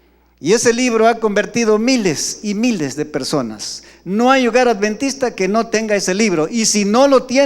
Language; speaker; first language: Spanish; native; Spanish